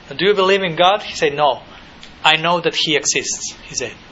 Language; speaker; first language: English; non-native, fluent; Spanish